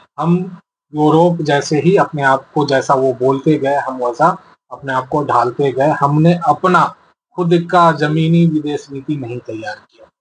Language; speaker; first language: Hindi; native; Hindi